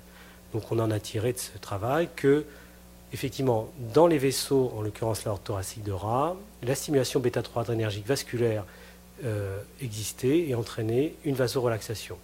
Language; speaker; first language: French; native; French